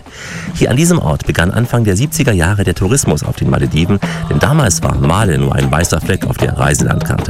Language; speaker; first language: German; native; German